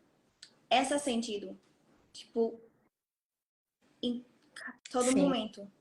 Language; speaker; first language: Portuguese; non-native, fluent; Hebrew